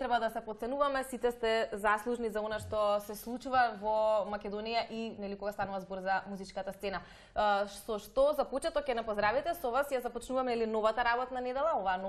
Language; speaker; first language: Macedonian; native; Macedonian